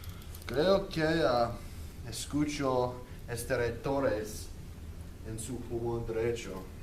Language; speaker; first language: Spanish; non-native, learner; English